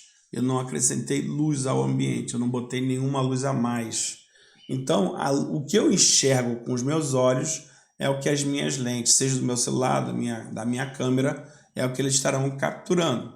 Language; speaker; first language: Portuguese; native; Portuguese